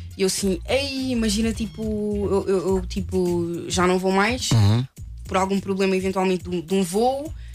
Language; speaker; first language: Portuguese; early bilingual, other home language; Kabuverdianu